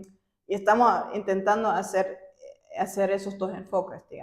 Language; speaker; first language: Spanish; non-native, fluent; German